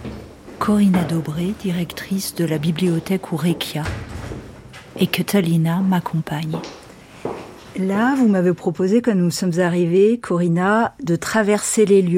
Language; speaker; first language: French; native; French